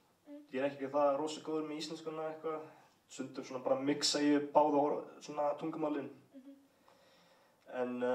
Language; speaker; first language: Icelandic; early bilingual, heritage; English